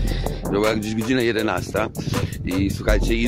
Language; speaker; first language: Polish; native; Polish